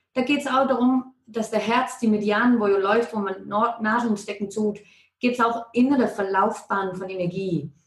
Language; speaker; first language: German; non-native, fluent; Danish